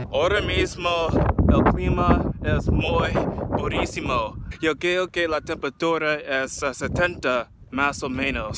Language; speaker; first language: Spanish; non-native, learner; English